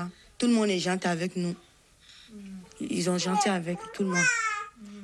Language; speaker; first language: French; non-native, learner; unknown